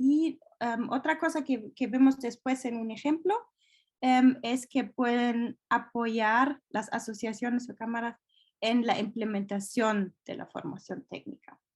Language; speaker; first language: Spanish; non-native, fluent; German